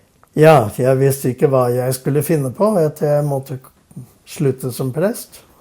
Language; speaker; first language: Norwegian; non-native, fluent; English